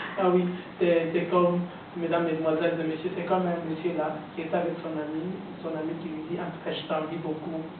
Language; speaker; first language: French; non-native, local second language; Swahili